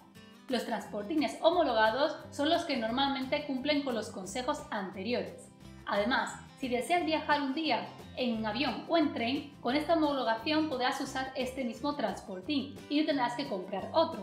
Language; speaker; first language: Spanish; native; Spanish